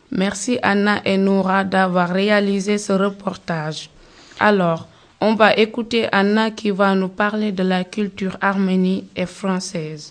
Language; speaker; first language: French; non-native, local second language; Wolof